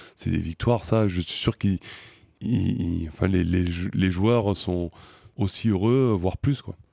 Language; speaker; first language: French; native; French